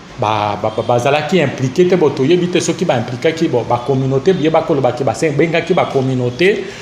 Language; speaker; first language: Lingala; native; Lingala